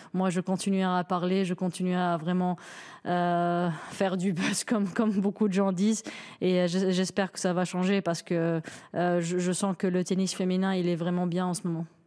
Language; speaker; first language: French; non-native, local second language; Arabic